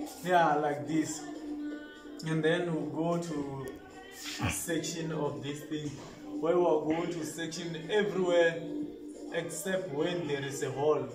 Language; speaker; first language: English; non-native, local second language; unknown